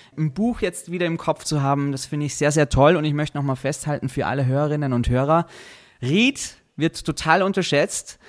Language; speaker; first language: German; native; German